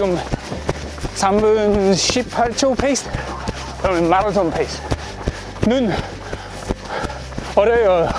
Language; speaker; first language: Korean; non-native, learner; English